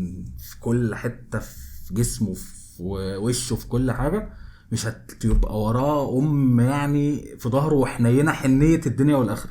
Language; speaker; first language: Arabic; native; Arabic